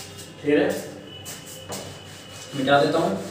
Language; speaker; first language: Hindi; native; Hindi